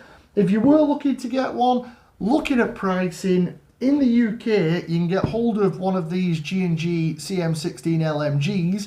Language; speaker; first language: English; native; English